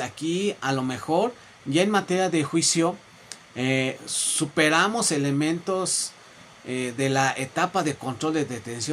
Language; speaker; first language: Spanish; native; Spanish